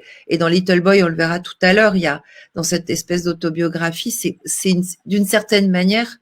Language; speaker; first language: French; native; French